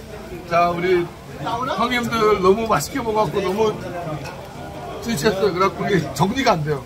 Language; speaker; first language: Korean; native; Korean